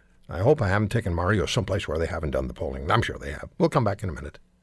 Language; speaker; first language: English; non-native, fluent; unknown